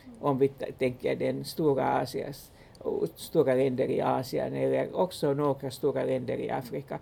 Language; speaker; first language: Swedish; non-native, local second language; Finnish